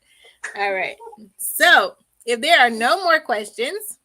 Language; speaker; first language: English; native; English